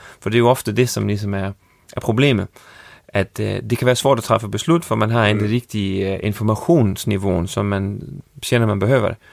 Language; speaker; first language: Danish; native; Danish